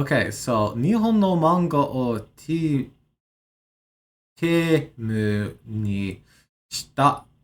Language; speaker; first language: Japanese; non-native, learner; English